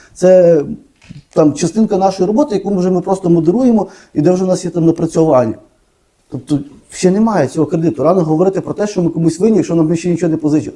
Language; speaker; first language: Ukrainian; native; Ukrainian